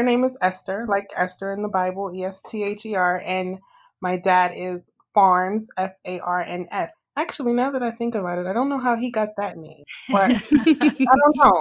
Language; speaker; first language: English; native; English